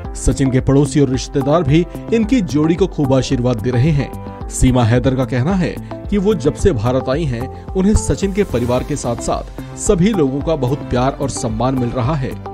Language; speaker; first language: Hindi; native; Hindi